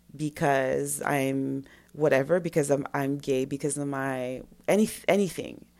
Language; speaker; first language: English; non-native, fluent; French